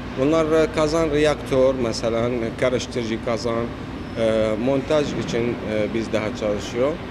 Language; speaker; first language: Turkish; non-native, learner; Arabic